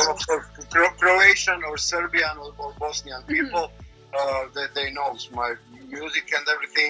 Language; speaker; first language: English; non-native, learner; Croatian